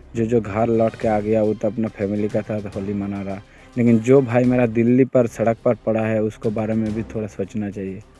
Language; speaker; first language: Hindi; non-native, local second language; Bangla